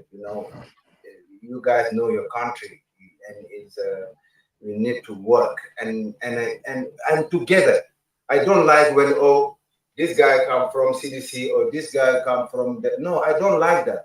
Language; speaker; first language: English; non-native, learner; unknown